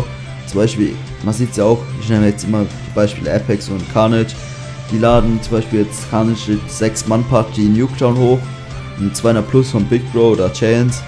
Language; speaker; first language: German; native; German